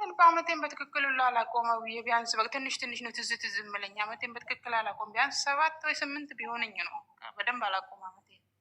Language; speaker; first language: Amharic; non-native, local second language; Oromo